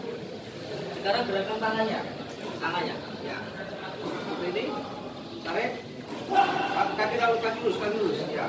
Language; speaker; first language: Indonesian; native; Indonesian